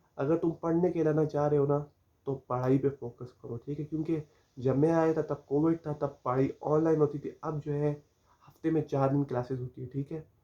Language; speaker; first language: Urdu; non-native, local second language; Punjabi